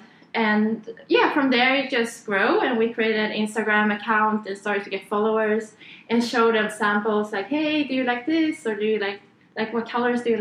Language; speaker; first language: English; non-native, fluent; Swedish